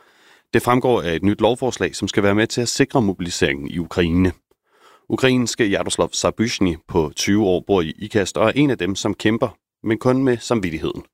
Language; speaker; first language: Danish; native; Danish